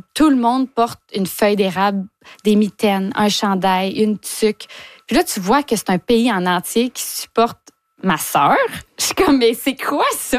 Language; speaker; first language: French; native; French